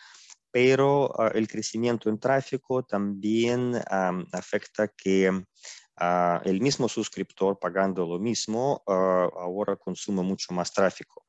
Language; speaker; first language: Spanish; non-native, fluent; Russian